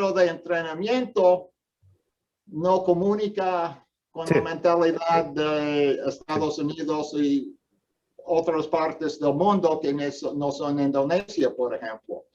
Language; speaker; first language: Spanish; non-native, fluent; English